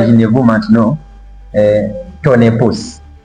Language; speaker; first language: French; non-native, learner; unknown